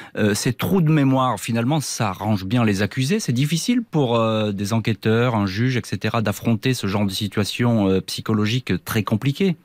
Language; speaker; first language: French; native; French